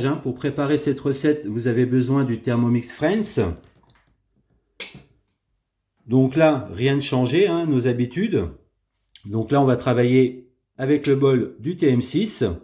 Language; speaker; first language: French; native; French